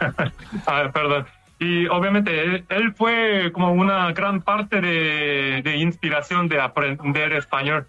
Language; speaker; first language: Spanish; non-native, fluent; Korean